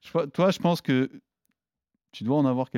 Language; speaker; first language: French; native; French